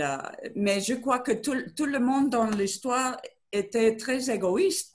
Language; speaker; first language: French; non-native, learner; Spanish